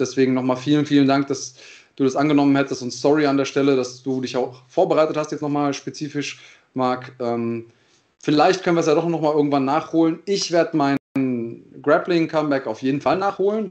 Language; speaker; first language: German; native; German